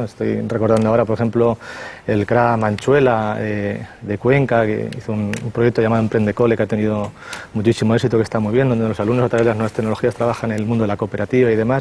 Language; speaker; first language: Spanish; native; Spanish